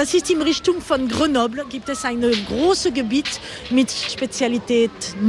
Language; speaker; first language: German; non-native, learner; French